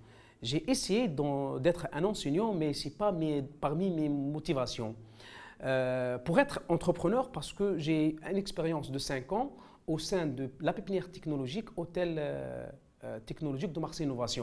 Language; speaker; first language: French; non-native, local second language; Arabic